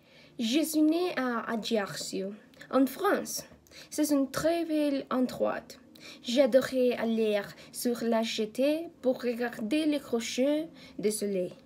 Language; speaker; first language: French; non-native, learner; Spanish